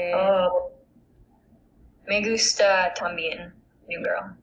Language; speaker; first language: Spanish; non-native, learner; English